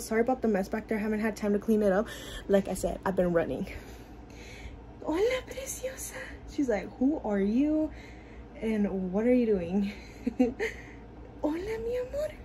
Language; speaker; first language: English; early bilingual, other home language; Spanish